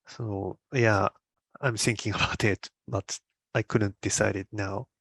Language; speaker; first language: English; non-native, learner; Japanese